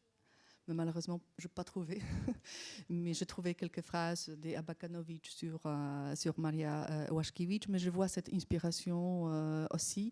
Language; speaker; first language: French; non-native, fluent; Polish